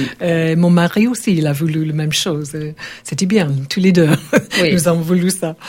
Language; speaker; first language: French; non-native, learner; English